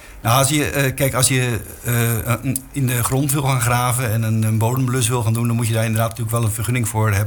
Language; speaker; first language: Dutch; native; Dutch